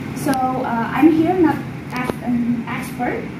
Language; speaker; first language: English; non-native, fluent; Indonesian